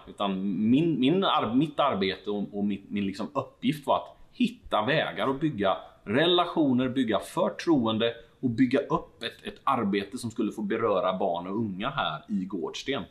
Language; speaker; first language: Swedish; native; Swedish